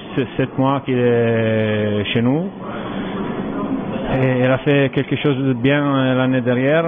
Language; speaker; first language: French; non-native, learner; Italian